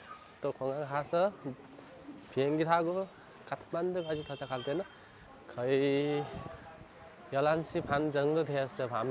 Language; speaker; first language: Korean; non-native, fluent; Nepali